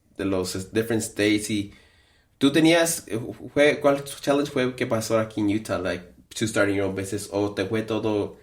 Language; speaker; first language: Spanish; early bilingual, heritage; Spanish